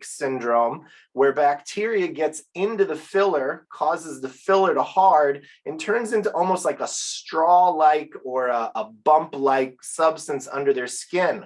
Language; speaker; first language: English; native; English